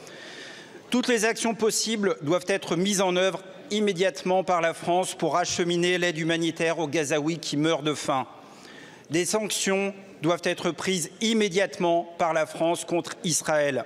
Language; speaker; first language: French; native; French